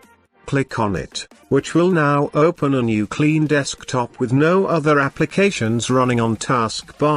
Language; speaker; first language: English; non-native, fluent; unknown